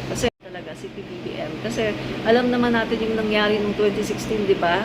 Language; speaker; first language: Filipino; non-native, local second language; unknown